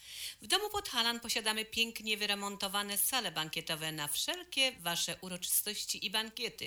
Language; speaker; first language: Polish; native; Polish